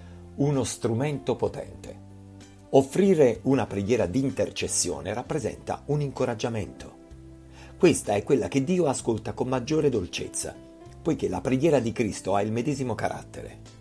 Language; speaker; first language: Italian; native; Italian